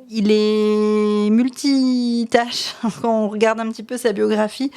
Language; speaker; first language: French; native; French